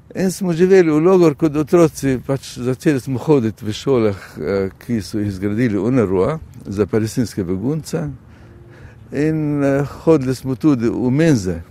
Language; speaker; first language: Slovenian; non-native, fluent; Arabic